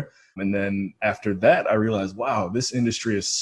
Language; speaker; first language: English; native; English